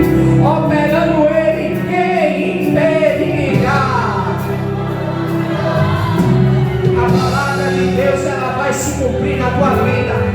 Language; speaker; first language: Portuguese; native; Portuguese